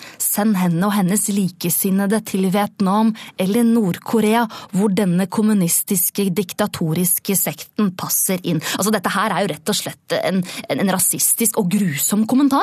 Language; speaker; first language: Norwegian; native; Norwegian